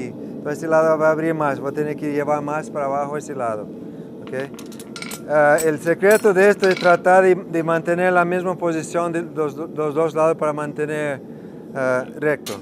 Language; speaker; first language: Spanish; non-native, fluent; English